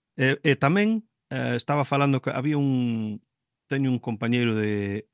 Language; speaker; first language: Galician; early bilingual, heritage; Galician